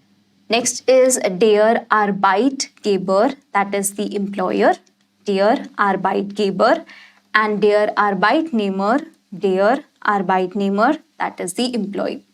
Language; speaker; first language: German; non-native, fluent; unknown